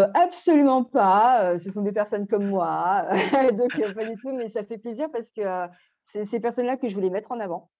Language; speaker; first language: French; native; French